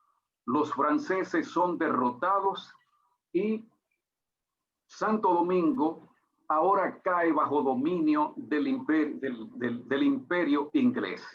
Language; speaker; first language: Spanish; native; Spanish